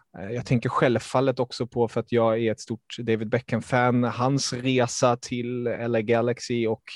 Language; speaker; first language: Swedish; early bilingual, other home language; German